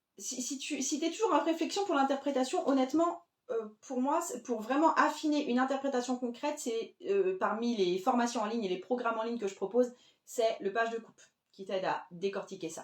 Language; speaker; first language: French; native; French